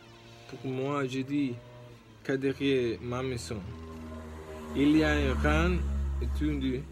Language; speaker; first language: French; non-native, learner; Spanish